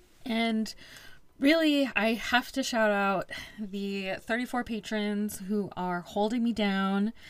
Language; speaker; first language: English; early bilingual, other home language; Spanish